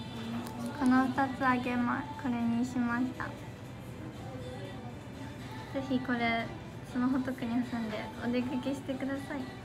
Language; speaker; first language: Japanese; native; Japanese